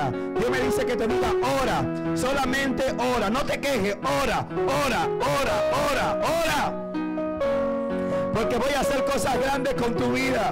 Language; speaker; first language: Spanish; native; Spanish